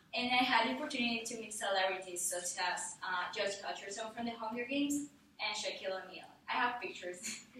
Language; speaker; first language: English; non-native, fluent; Spanish